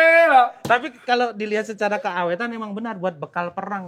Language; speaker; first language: Indonesian; native; Indonesian